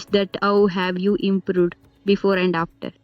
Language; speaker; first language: English; non-native, learner; Kannada